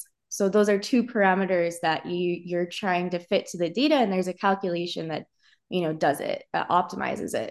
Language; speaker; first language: English; native; English